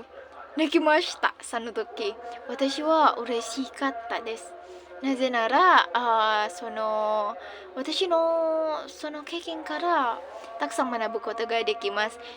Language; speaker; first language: Japanese; non-native, learner; Indonesian